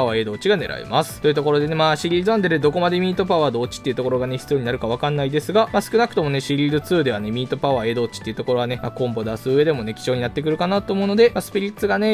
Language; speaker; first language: Japanese; native; Japanese